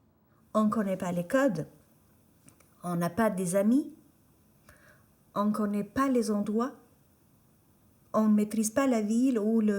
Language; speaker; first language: French; non-native, fluent; Albanian